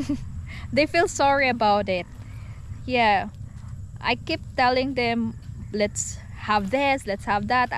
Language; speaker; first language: English; non-native, local second language; Cebuano